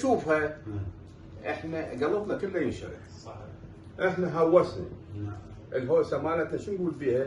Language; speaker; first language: Arabic; native; Arabic